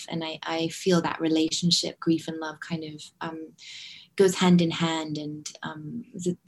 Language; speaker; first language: English; native; English